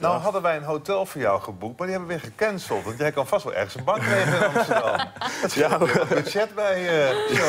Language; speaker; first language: Dutch; native; Dutch